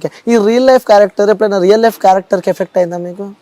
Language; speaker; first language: Telugu; native; Telugu